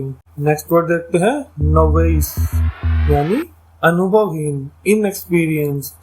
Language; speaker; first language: Hindi; native; Hindi